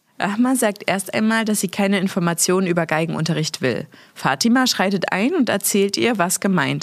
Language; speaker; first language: German; native; German